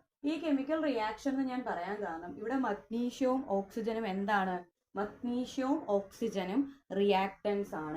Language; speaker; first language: Malayalam; native; Malayalam